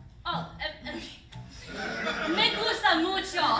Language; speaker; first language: Spanish; non-native, learner; English